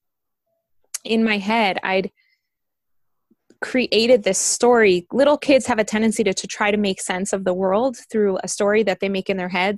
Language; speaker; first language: English; early bilingual, other home language; Spanish